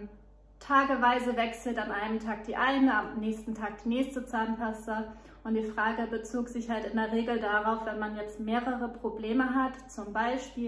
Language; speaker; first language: German; native; German